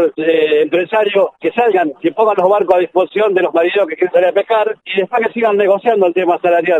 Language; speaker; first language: Spanish; native; Spanish